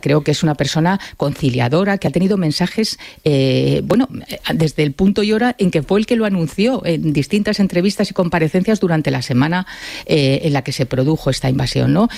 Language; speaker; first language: Spanish; native; Spanish